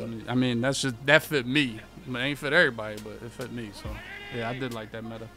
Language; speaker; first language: English; native; English